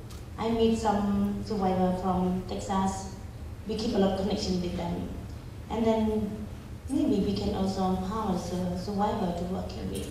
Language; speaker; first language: English; non-native, learner; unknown